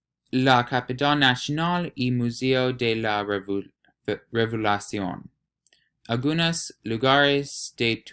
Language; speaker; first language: Spanish; non-native, learner; English